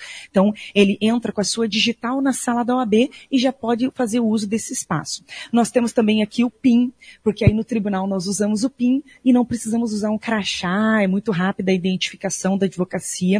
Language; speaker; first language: Portuguese; native; Portuguese